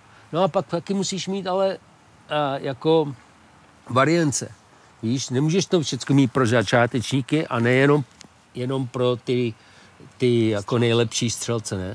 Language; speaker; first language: Czech; early bilingual, heritage; Czech